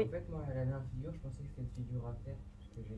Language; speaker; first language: French; native; French